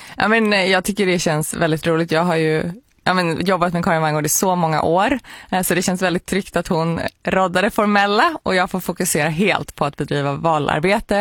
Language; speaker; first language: Swedish; native; Swedish